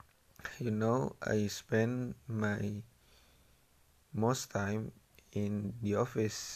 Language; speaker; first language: English; non-native, learner; Indonesian